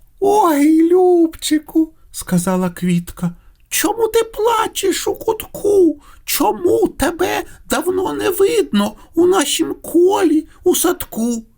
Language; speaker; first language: Ukrainian; non-native, local second language; Russian